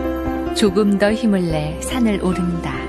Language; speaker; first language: Korean; native; Korean